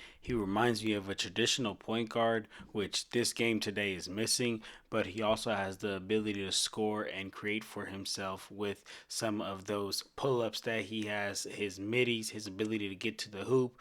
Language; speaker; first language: English; native; English